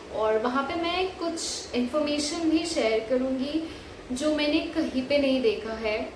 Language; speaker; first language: Hindi; non-native, local second language; Bangla